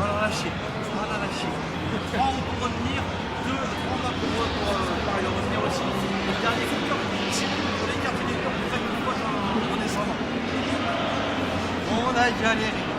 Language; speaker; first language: French; native; French